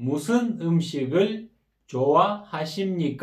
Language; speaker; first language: Korean; non-native, fluent; Kyrgyz